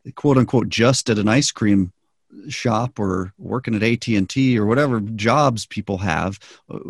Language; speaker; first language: English; native; English